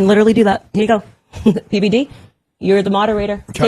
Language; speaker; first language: English; native; English